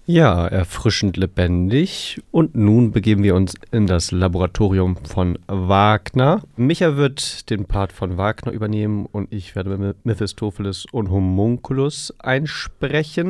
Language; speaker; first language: German; native; German